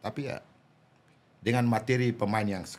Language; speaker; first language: Indonesian; non-native, local second language; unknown